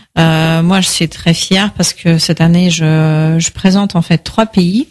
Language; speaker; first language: French; non-native, fluent; Russian